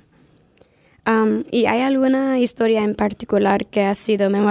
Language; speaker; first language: Spanish; early bilingual, heritage; Spanish